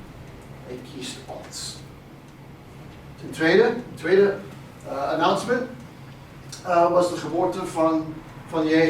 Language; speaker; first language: Dutch; non-native, fluent; English